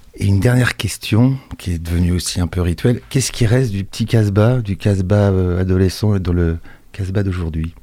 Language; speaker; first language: French; native; French